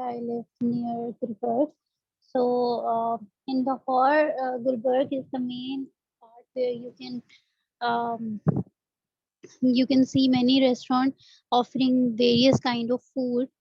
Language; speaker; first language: English; non-native, fluent; Urdu